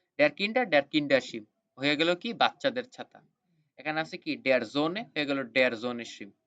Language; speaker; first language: Bangla; native; Bangla